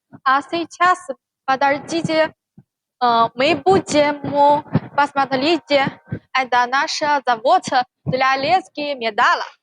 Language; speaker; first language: Russian; non-native, learner; Chinese